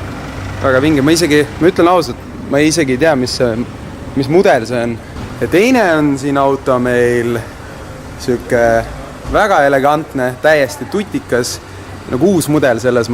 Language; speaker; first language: Estonian; native; Estonian